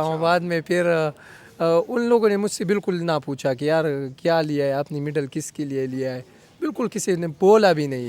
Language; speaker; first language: Hindi; non-native, local second language; Pashto